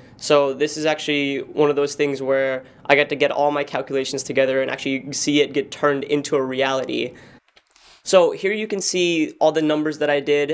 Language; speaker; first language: English; native; English